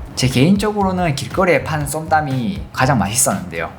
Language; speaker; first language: Korean; native; Korean